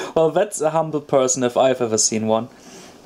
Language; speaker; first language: English; non-native, fluent; German